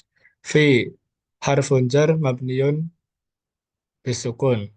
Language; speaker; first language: Arabic; non-native, learner; Indonesian